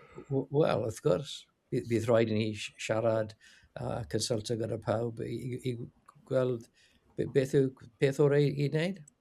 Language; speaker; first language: Welsh; non-native, learner; English